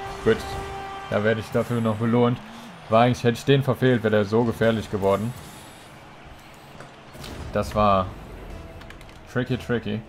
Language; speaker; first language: German; native; German